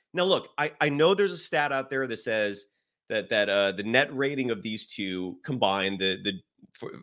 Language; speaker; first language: English; native; English